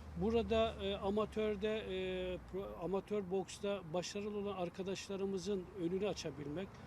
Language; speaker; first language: Turkish; native; Turkish